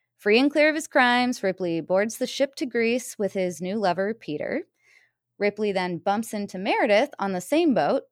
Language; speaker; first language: English; native; English